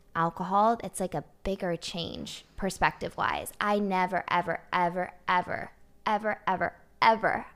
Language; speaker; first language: English; native; English